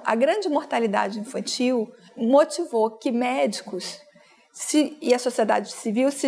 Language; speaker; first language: Portuguese; native; Portuguese